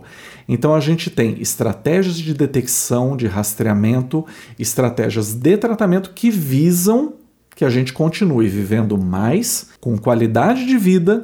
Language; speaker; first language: Portuguese; native; Portuguese